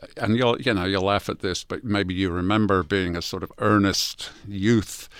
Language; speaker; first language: English; native; English